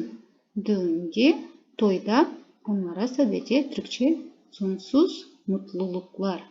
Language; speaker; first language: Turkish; non-native, fluent; Kazakh